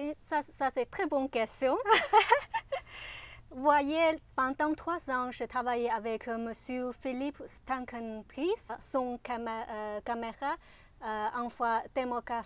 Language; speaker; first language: French; non-native, learner; Chinese